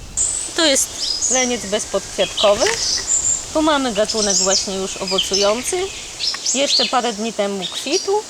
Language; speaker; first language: Polish; native; Polish